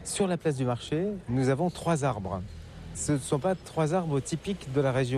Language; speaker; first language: French; native; French